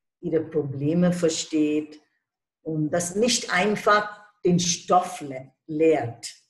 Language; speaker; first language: German; non-native, fluent; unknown